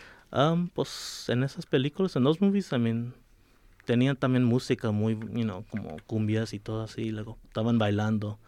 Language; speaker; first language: Spanish; early bilingual, heritage; Spanish